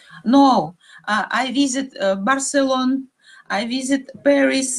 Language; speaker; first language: English; non-native, learner; Russian